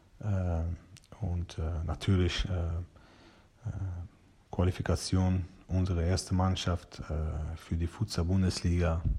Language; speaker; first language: German; non-native, fluent; Persian